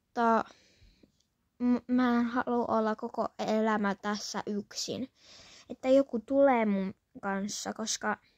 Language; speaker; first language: Finnish; early bilingual, other home language; Polish